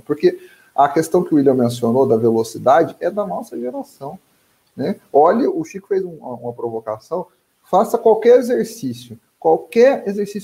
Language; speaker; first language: Portuguese; native; Portuguese